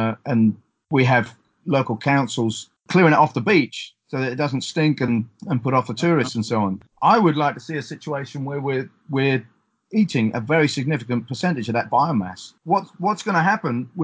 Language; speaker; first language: English; native; English